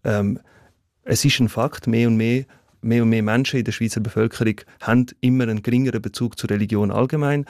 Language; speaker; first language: German; early bilingual, other home language; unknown